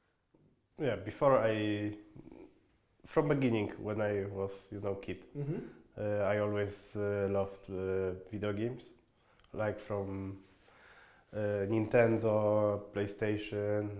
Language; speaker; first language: English; non-native, fluent; Polish